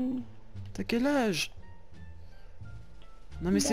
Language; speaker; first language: French; native; French